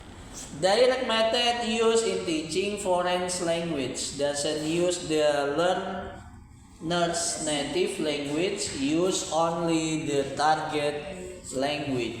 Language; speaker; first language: English; non-native, learner; Indonesian